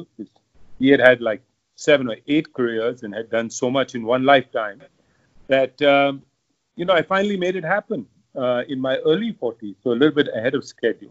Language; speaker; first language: English; non-native, local second language; Hindi